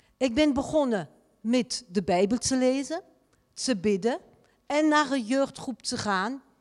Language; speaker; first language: Dutch; non-native, fluent; French